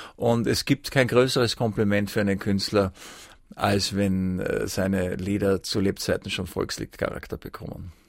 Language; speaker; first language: German; native; German